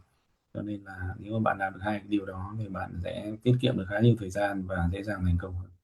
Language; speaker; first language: Vietnamese; native; Vietnamese